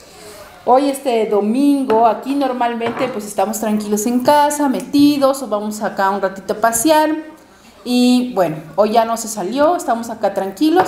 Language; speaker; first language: Spanish; native; Spanish